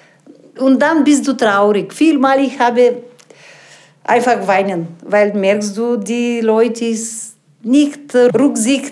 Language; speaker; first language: German; non-native, learner; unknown